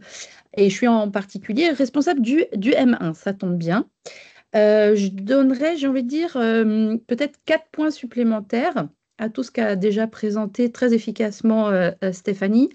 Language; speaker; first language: French; native; French